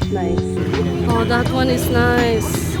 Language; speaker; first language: English; non-native, local second language; Filipino